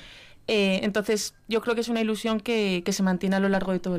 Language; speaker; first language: Spanish; native; Spanish